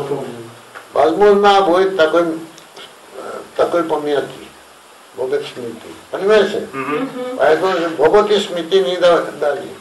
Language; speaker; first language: Russian; non-native, learner; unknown